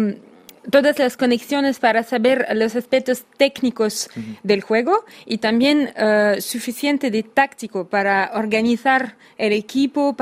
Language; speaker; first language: Spanish; non-native, fluent; Russian